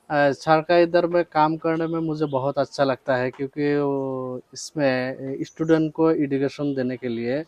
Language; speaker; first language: Hindi; non-native, local second language; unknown